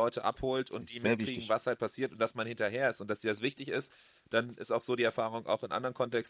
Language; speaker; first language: German; native; German